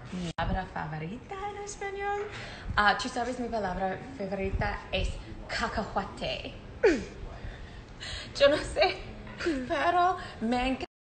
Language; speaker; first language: Spanish; non-native, learner; English